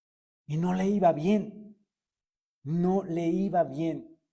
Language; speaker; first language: Spanish; native; Spanish